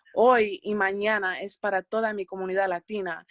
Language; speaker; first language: Spanish; early bilingual, heritage; Spanish